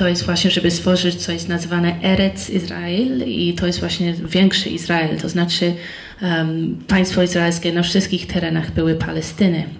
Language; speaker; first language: Polish; non-native, fluent; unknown